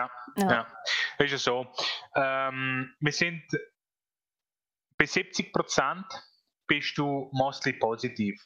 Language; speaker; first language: German; non-native, fluent; Italian